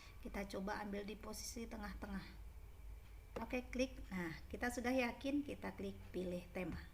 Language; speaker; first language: Indonesian; native; Indonesian